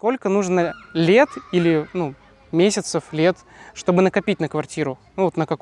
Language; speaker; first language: Russian; native; Russian